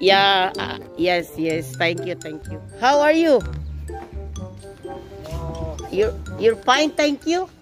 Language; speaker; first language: English; non-native, local second language; Filipino